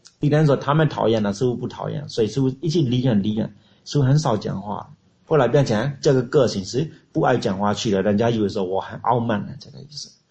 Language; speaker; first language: Chinese; non-native, learner; Burmese